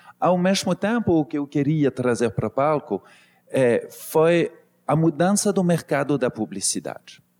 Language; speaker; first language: Portuguese; non-native, fluent; French